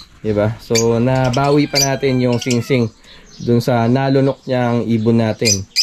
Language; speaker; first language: Filipino; non-native, local second language; Pampanga